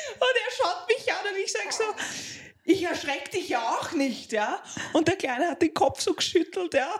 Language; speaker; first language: German; non-native, local second language; English